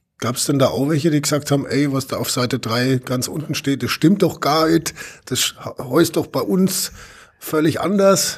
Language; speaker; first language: German; native; German